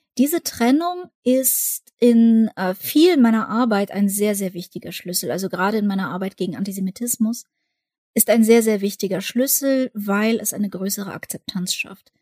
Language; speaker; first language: German; early bilingual, other home language; Russian